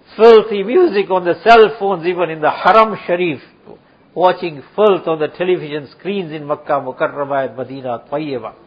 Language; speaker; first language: English; native; English